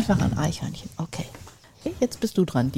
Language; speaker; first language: German; native; German